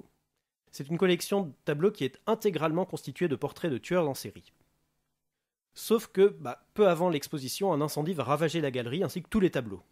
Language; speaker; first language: French; native; French